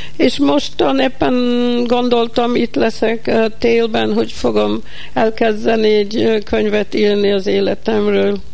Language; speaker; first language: Hungarian; early bilingual, heritage; Hungarian